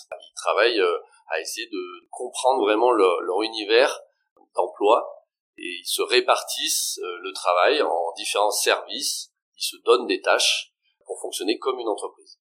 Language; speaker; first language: French; native; French